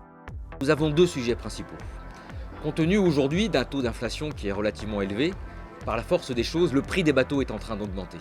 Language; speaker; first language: French; native; French